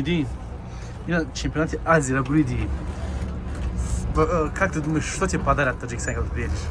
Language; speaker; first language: Russian; non-native, local second language; Tajik